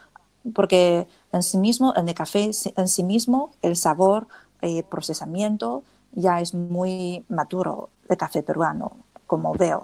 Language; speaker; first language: Spanish; non-native, fluent; Chinese